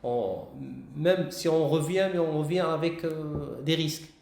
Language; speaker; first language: French; non-native, local second language; Arabic